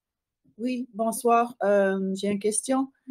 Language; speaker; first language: French; non-native, learner; English